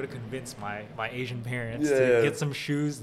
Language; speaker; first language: English; early bilingual, other home language; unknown